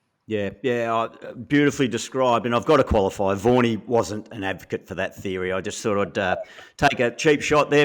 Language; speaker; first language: English; native; English